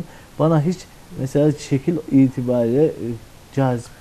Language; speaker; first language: Turkish; native; Turkish